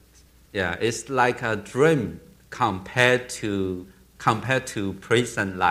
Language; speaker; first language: English; non-native, learner; Chinese